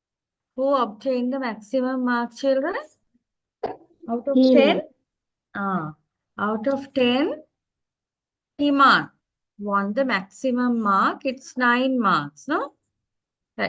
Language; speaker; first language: English; non-native, local second language; Sinhala